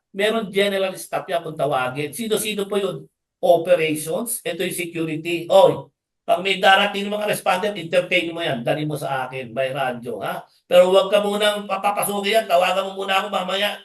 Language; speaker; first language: Filipino; native; Filipino